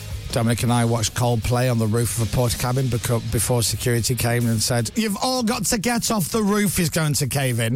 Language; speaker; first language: English; native; English